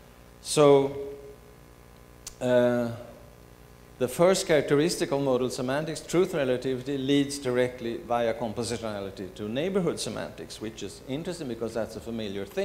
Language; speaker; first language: English; non-native, fluent; Swedish